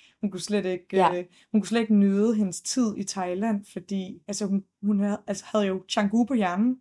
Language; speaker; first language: Danish; native; Danish